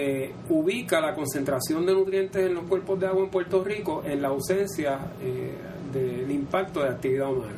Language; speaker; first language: Spanish; native; Spanish